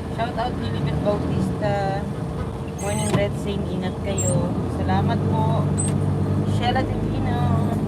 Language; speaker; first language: Filipino; native; Filipino